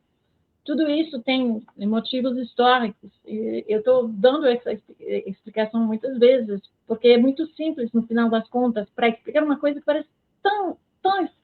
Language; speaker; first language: Portuguese; non-native, fluent; French